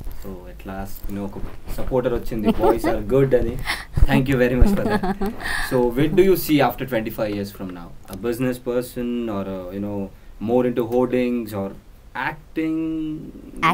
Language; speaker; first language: Telugu; native; Telugu